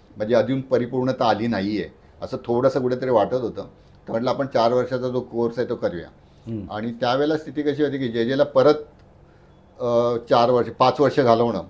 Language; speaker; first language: Marathi; native; Marathi